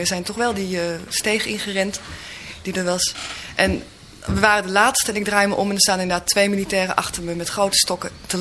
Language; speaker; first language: Dutch; native; Dutch